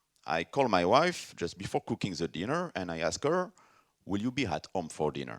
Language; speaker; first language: English; non-native, fluent; French